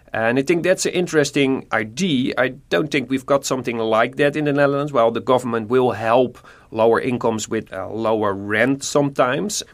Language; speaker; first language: English; non-native, fluent; Dutch